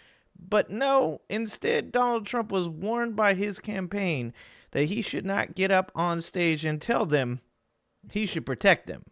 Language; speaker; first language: English; native; English